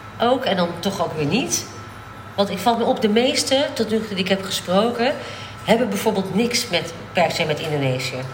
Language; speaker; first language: Dutch; native; Dutch